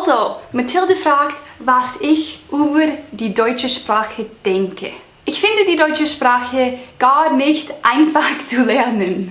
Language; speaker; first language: German; non-native, learner; English